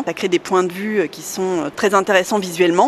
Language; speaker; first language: French; native; French